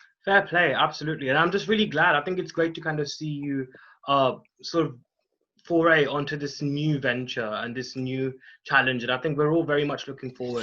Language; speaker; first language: English; non-native, local second language; Hindi